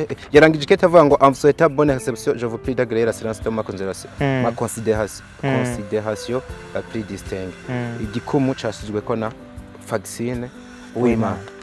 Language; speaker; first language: French; non-native, local second language; Rundi